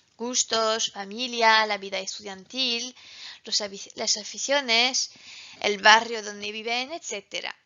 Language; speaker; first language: Spanish; non-native, fluent; French